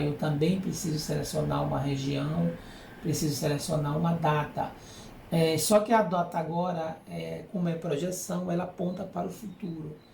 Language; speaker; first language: Portuguese; native; Portuguese